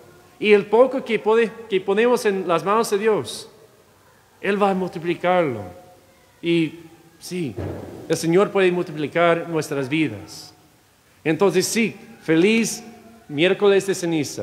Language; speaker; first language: Spanish; non-native, fluent; English